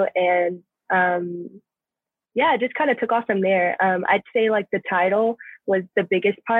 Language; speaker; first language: English; native; English